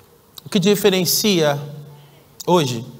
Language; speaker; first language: Portuguese; native; Portuguese